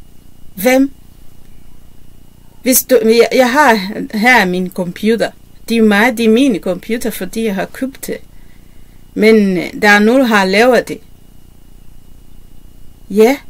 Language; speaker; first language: Danish; non-native, learner; Kinyarwanda